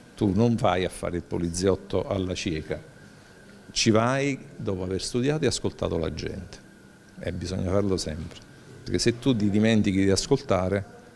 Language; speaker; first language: Italian; native; Italian